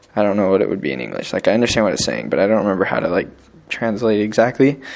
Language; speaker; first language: English; native; English